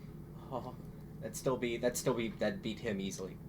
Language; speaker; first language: English; native; English